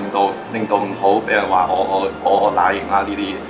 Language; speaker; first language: Cantonese; native; Cantonese